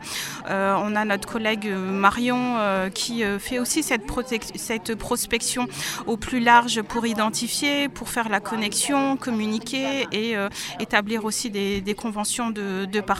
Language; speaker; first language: French; native; French